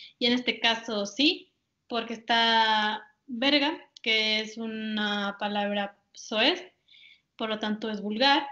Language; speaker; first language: Spanish; native; Spanish